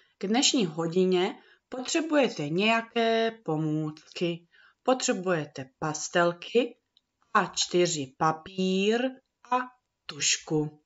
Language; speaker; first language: Czech; early bilingual, heritage; Czech